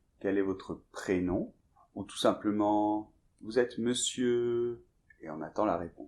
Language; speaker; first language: French; native; French